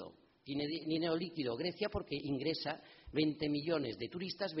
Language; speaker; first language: Spanish; native; Spanish